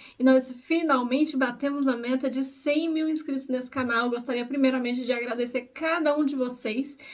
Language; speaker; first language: Portuguese; early bilingual, heritage; Portuguese